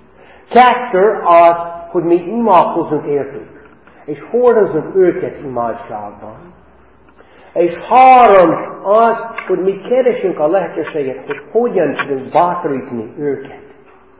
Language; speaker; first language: Hungarian; non-native, fluent; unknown